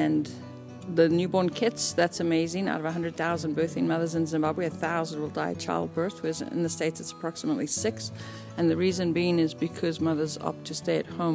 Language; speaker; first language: English; native; English